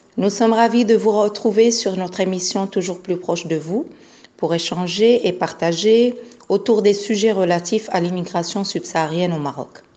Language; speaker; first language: French; non-native, local second language; Arabic